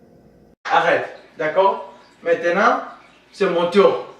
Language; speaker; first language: French; non-native, learner; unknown